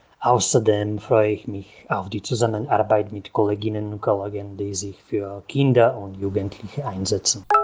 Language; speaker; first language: German; non-native, local second language; Slovak